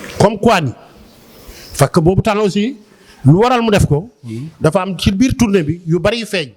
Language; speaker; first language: Wolof; native; Wolof